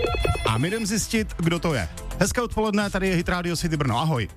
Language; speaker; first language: Czech; native; Czech